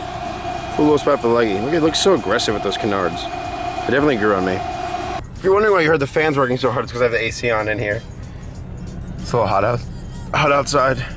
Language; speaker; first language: English; native; English